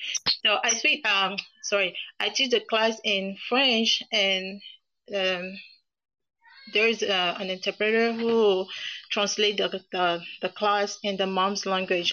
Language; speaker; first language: English; non-native, fluent; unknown